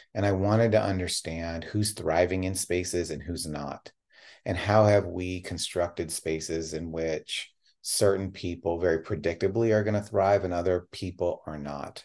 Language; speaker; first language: English; native; English